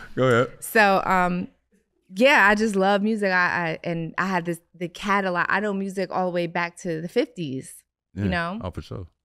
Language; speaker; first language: English; native; English